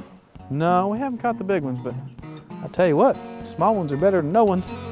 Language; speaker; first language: English; native; English